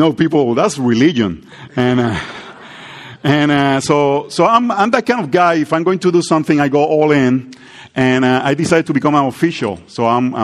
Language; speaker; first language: English; non-native, fluent; Spanish